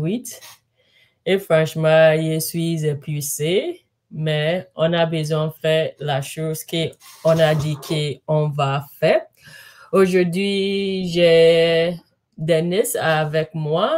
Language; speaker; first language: French; non-native, learner; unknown